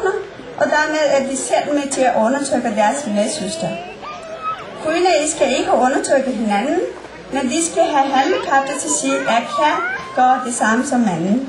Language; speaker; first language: Danish; non-native, fluent; Nepali